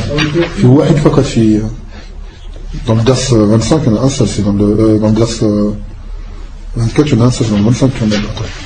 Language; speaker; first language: Arabic; non-native, fluent; French